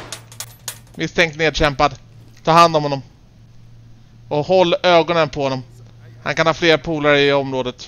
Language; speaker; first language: Swedish; native; Swedish